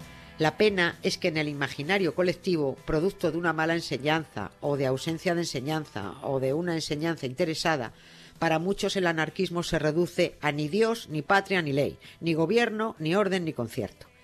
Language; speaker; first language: Spanish; native; Spanish